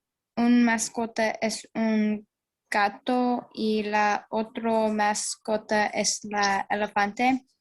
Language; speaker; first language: Spanish; non-native, learner; English